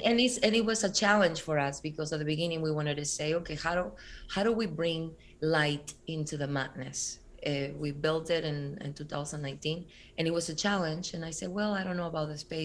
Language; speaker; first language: English; non-native, fluent; Spanish